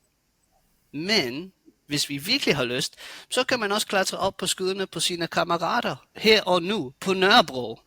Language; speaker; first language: Danish; native; Danish